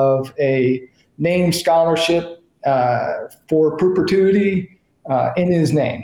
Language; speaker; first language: English; native; English